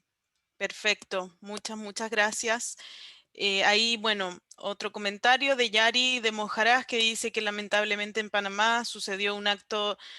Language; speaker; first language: Spanish; native; Spanish